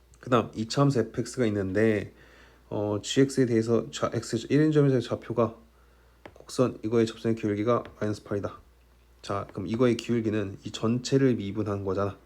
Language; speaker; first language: Korean; native; Korean